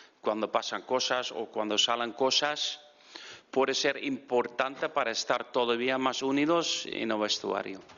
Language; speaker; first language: Spanish; non-native, fluent; Dutch